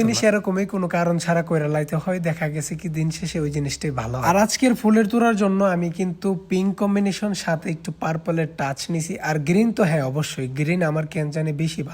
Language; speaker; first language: Bangla; native; Bangla